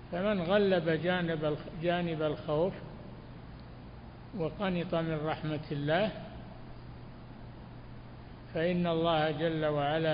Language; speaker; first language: Arabic; native; Arabic